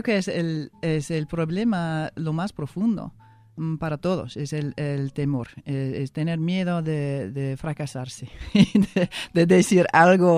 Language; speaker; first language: Spanish; non-native, fluent; English